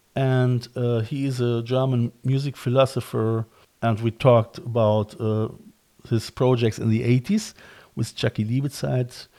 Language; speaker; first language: English; non-native, fluent; German